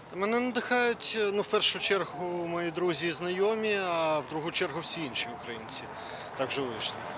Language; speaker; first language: Ukrainian; native; Ukrainian